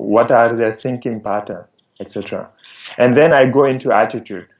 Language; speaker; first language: English; non-native, fluent; Wolof